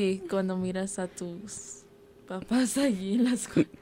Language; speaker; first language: Spanish; early bilingual, heritage; Spanish